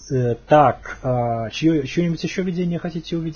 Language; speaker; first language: Russian; native; Russian